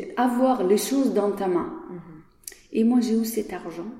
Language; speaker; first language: French; non-native, learner; Persian